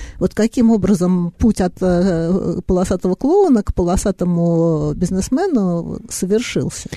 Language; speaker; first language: Russian; native; Russian